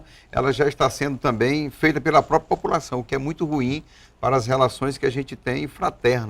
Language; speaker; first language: Portuguese; native; Portuguese